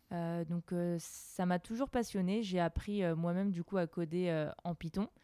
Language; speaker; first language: French; native; French